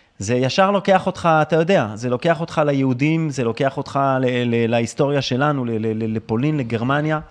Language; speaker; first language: Hebrew; native; Hebrew